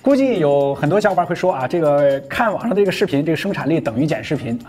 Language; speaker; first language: Chinese; native; Chinese